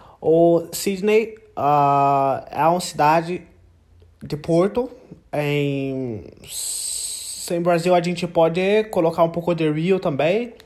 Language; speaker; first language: Portuguese; non-native, learner; English